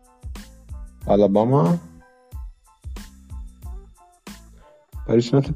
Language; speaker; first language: English; non-native, learner; Persian